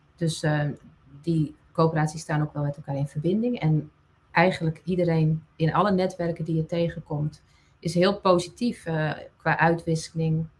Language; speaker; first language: Dutch; non-native, local second language; Western Frisian